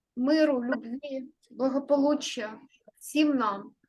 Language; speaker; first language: Ukrainian; native; Ukrainian